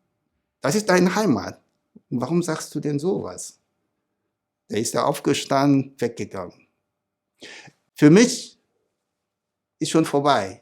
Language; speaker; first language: German; non-native, fluent; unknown